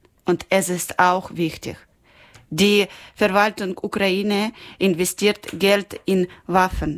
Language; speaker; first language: German; non-native, learner; Ukrainian